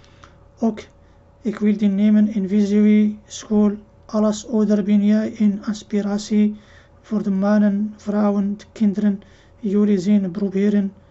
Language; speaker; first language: Dutch; non-native, learner; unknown